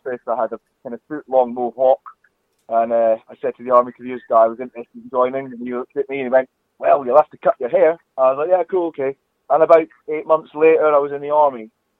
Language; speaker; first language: English; native; English